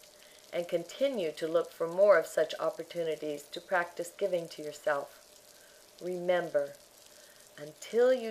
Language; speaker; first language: English; native; English